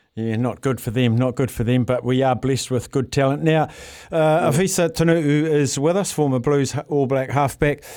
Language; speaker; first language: English; native; English